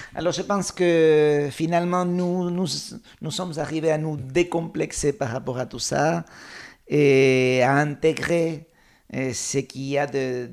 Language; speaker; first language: French; non-native, fluent; Spanish